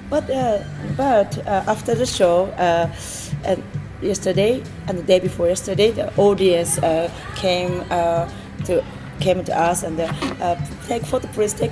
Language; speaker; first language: English; non-native, learner; Japanese